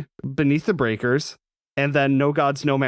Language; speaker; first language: English; native; English